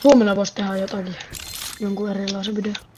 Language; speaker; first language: Finnish; native; Finnish